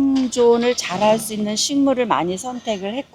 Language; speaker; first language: Korean; native; Korean